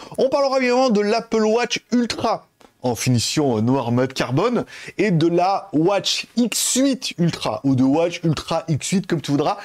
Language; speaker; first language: French; native; French